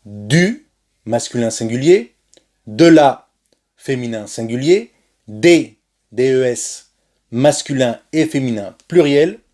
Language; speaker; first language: French; non-native, fluent; Spanish